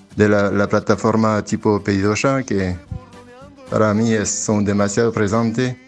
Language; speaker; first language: Spanish; non-native, fluent; French